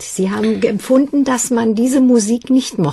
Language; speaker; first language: German; native; German